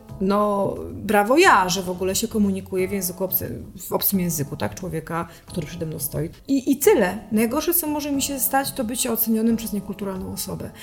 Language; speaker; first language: Polish; native; Polish